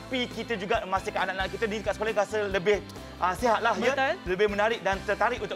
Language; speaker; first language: Malay; native; Malay